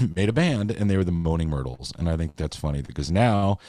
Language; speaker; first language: English; native; English